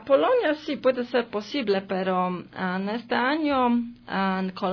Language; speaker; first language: Spanish; non-native, learner; Polish